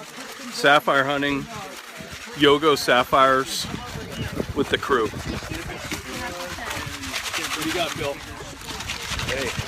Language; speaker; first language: English; native; English